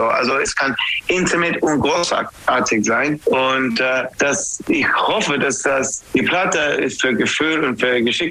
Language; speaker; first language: German; non-native, fluent; English